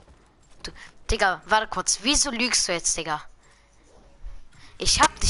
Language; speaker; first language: German; native; German